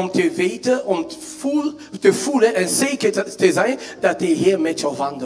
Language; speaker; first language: Dutch; non-native, fluent; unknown